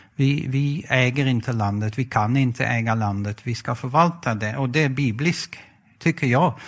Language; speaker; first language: Swedish; non-native, fluent; Dutch